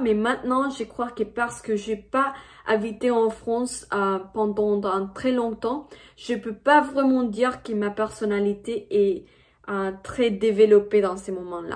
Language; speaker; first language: French; non-native, fluent; Spanish